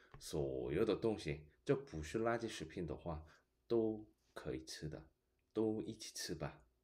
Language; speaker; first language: Chinese; non-native, fluent; Korean